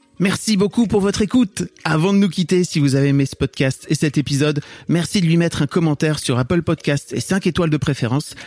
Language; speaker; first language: French; native; French